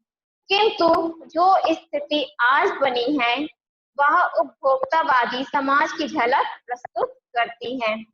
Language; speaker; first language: Hindi; native; Hindi